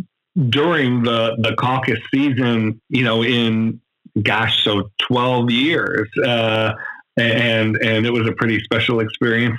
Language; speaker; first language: English; native; English